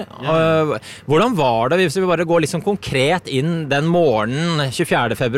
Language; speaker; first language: Norwegian; native; Norwegian